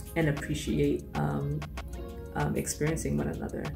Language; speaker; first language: English; native; English